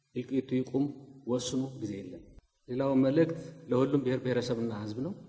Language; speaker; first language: Amharic; non-native, local second language; Tigrinya